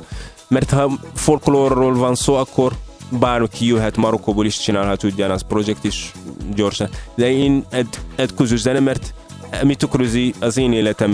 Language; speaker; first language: Hungarian; non-native, fluent; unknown